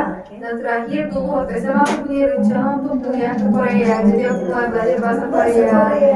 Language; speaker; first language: Indonesian; non-native, fluent; Turkish